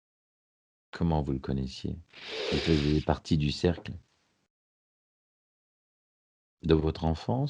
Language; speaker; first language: French; native; French